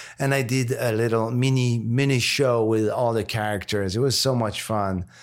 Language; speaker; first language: English; non-native, fluent; French